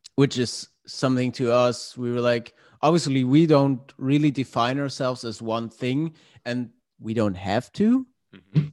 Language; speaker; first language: English; non-native, fluent; German